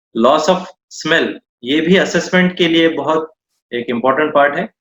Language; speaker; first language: Hindi; non-native, local second language; Marathi